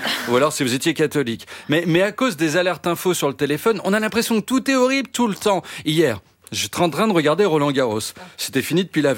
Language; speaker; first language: French; native; French